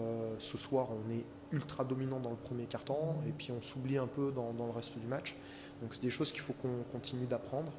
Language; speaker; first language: French; native; French